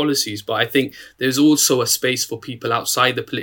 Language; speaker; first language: English; native; English